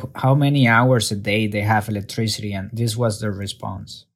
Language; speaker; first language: English; non-native, fluent; Spanish